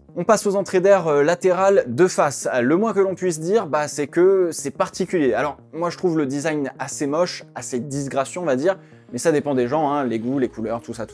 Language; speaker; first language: French; native; French